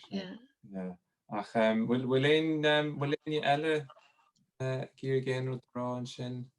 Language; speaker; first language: Irish; native; Irish